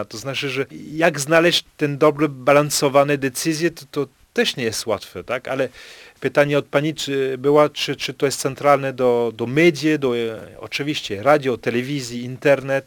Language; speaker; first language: Polish; non-native, fluent; French